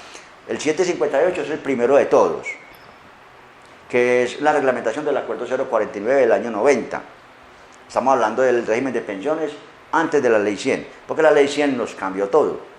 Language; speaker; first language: Spanish; native; Spanish